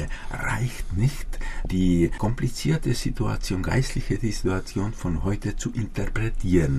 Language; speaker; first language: German; non-native, fluent; Czech